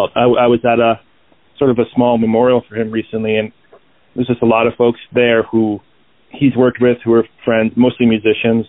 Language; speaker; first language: English; native; English